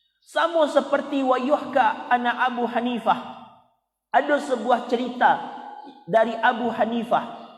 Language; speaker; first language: Malay; non-native, local second language; Minangkabau